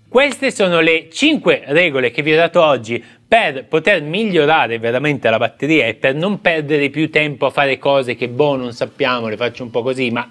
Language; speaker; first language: Italian; native; Italian